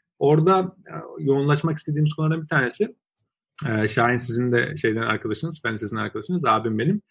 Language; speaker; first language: Turkish; early bilingual, other home language; Azerbaijani